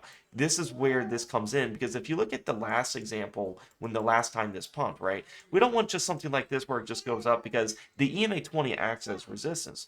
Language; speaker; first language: English; native; English